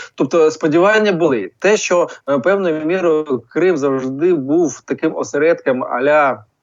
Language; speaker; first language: Ukrainian; non-native, local second language; Russian